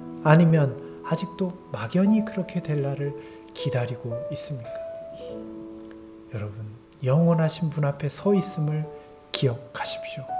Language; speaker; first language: Korean; native; Korean